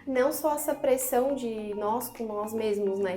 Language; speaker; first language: Portuguese; native; Portuguese